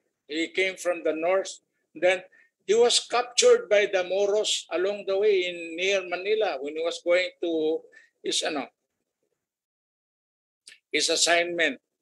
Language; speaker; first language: English; non-native, local second language; Filipino